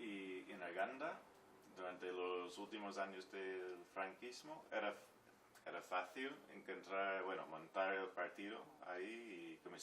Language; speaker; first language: Spanish; non-native, fluent; English